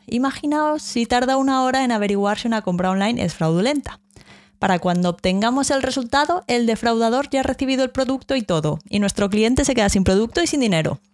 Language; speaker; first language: Spanish; native; Spanish